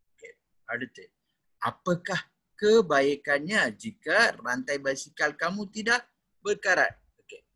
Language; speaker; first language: Malay; native; Malay